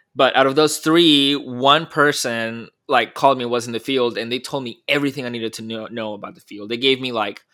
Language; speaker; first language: English; early bilingual, other home language; Spanish